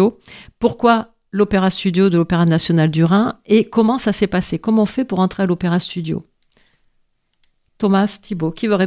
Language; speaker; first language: French; native; French